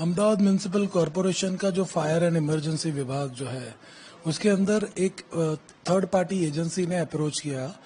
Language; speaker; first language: Hindi; non-native, local second language; Gujarati